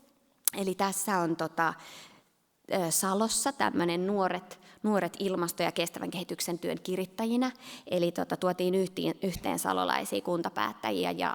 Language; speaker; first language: Finnish; native; Finnish